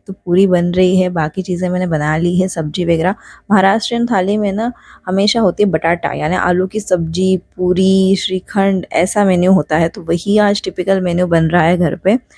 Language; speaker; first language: Hindi; non-native, local second language; Marathi